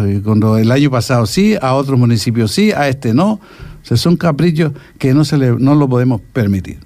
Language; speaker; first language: Spanish; native; Spanish